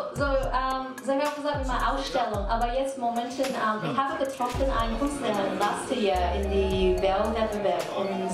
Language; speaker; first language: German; non-native, learner; Cantonese